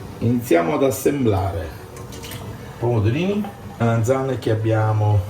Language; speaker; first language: Italian; native; Italian